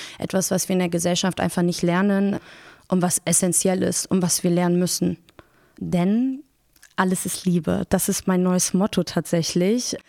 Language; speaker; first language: German; early bilingual, other home language; Persian